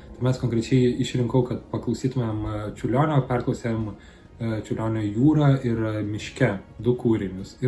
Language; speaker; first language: Lithuanian; native; Lithuanian